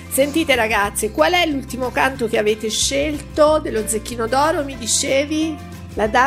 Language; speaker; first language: Italian; native; Italian